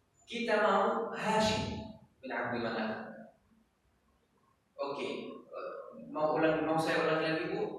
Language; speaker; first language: Indonesian; non-native, learner; Arabic